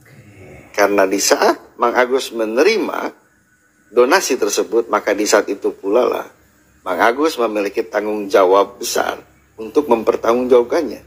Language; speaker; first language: Indonesian; native; Indonesian